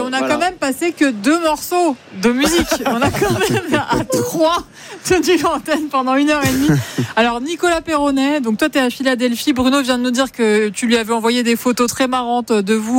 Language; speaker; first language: French; native; French